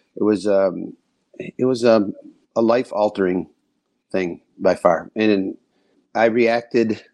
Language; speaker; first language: English; native; English